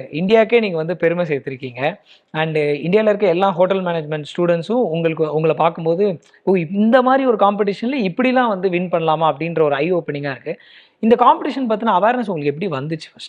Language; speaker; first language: Tamil; native; Tamil